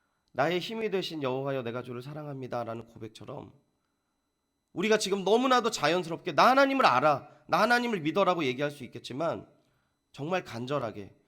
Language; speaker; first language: Korean; native; Korean